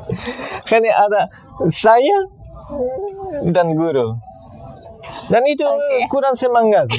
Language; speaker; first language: Indonesian; non-native, fluent; Spanish